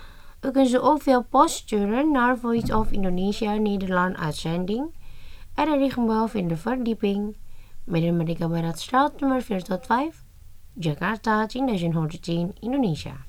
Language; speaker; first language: Dutch; non-native, fluent; Indonesian